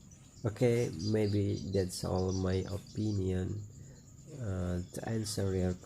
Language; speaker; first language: English; non-native, learner; Indonesian